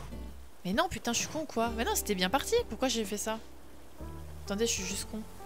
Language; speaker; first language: French; native; French